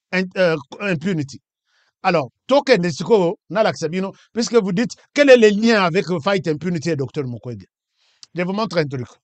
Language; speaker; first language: French; non-native, local second language; Lingala